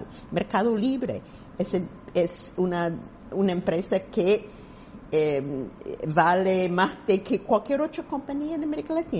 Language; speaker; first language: Spanish; non-native, fluent; English